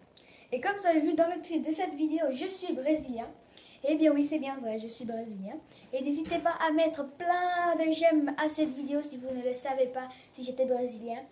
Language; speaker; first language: French; early bilingual, other home language; Portuguese